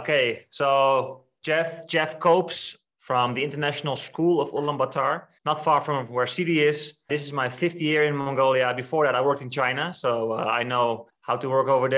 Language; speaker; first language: English; non-native, fluent; Dutch